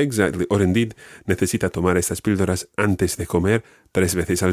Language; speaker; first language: Spanish; non-native, fluent; English